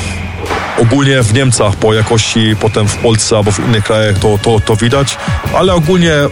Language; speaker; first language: Polish; early bilingual, heritage; German